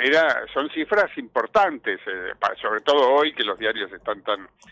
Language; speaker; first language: Spanish; native; Spanish